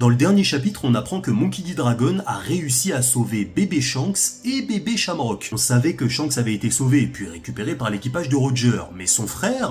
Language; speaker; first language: French; native; French